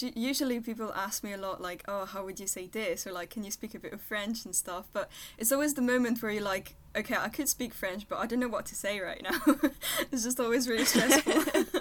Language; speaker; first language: English; non-native, fluent; French